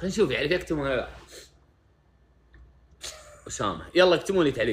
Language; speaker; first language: Arabic; native; Arabic